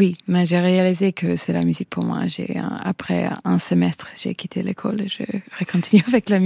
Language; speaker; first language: French; non-native, fluent; English